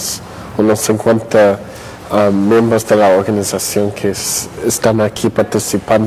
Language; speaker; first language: Spanish; non-native, fluent; English